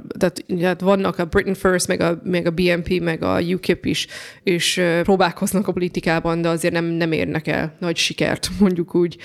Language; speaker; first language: Hungarian; early bilingual, heritage; Hungarian